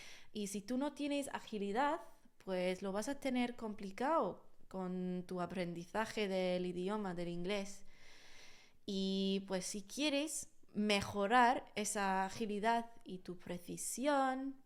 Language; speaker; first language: Spanish; non-native, fluent; English